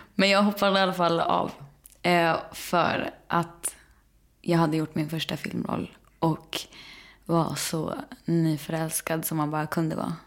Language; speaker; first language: Swedish; native; Swedish